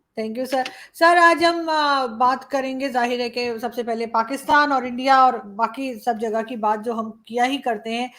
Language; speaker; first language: Urdu; native; Urdu